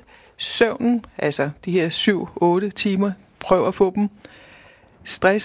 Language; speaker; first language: Danish; native; Danish